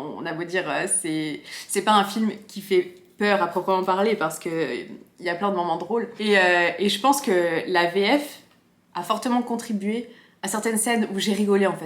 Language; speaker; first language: French; native; French